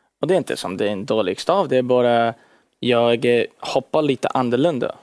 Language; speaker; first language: Swedish; early bilingual, heritage; Swedish